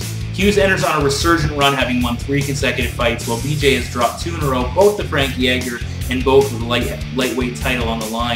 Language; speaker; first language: English; native; English